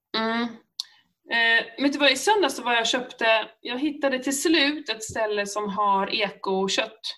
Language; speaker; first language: Swedish; native; Swedish